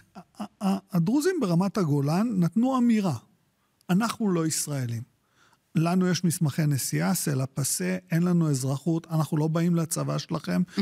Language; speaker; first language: Hebrew; native; Hebrew